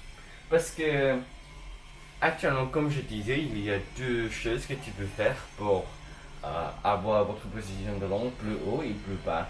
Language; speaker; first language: French; non-native, learner; Chinese